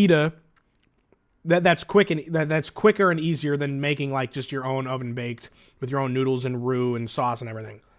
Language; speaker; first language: English; native; English